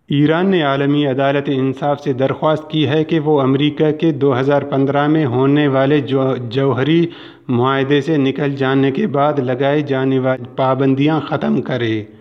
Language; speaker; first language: Urdu; non-native, local second language; Baluchi